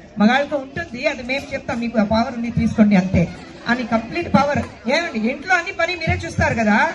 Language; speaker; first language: Telugu; non-native, fluent; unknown